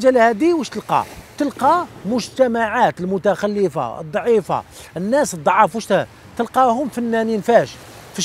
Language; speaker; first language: Arabic; native; Arabic